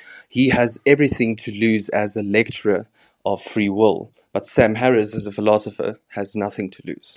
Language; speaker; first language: English; non-native, local second language; Afrikaans